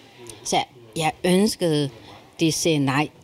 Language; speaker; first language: Danish; non-native, learner; Chinese